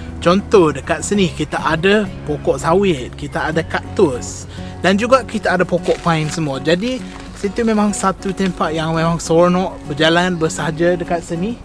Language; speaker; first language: Malay; non-native, fluent; English